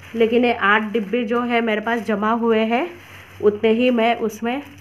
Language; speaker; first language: Hindi; non-native, local second language; Marathi